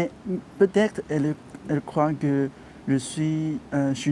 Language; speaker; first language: French; non-native, learner; Chinese